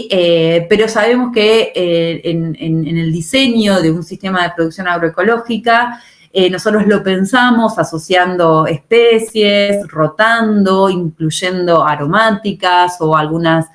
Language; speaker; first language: Spanish; native; Spanish